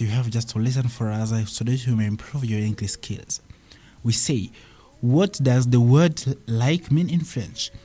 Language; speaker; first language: English; non-native, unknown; Swahili